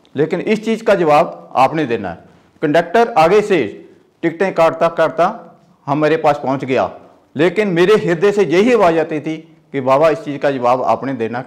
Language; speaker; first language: Hindi; native; Hindi